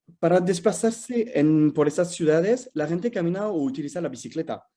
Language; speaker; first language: Spanish; non-native, fluent; French